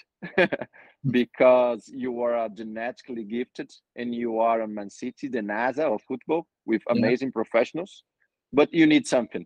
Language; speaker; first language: English; non-native, fluent; Portuguese